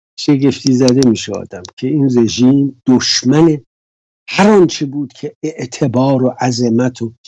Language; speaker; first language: Persian; native; Persian